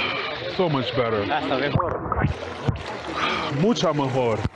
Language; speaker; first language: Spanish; non-native, learner; English